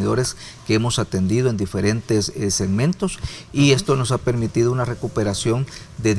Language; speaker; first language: Spanish; native; Spanish